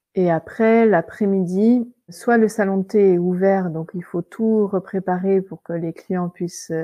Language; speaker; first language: French; native; French